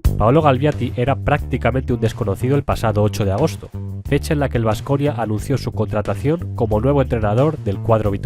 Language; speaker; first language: Spanish; native; Spanish